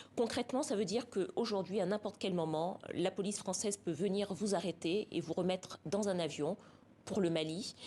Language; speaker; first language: French; native; French